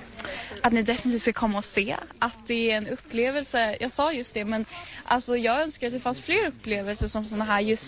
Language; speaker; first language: Swedish; native; Swedish